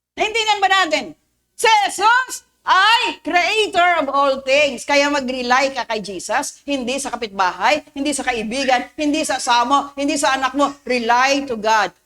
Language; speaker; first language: Filipino; non-native, local second language; Cebuano